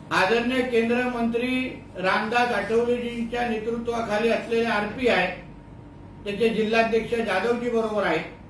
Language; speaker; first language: Marathi; native; Marathi